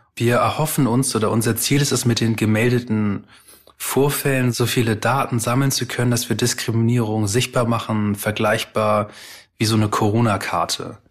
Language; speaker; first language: German; early bilingual, other home language; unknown